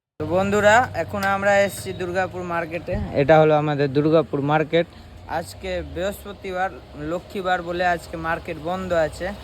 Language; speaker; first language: Bangla; non-native, learner; Hindi